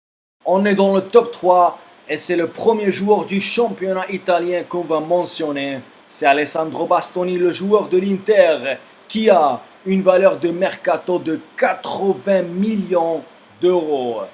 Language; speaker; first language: French; non-native, fluent; Spanish